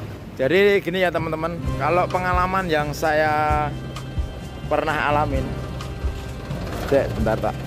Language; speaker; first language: Indonesian; non-native, local second language; Javanese